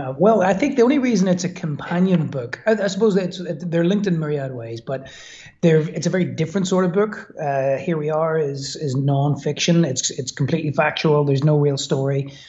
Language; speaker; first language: English; native; English